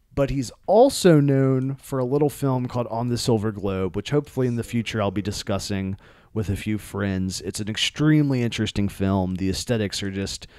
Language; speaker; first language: English; native; English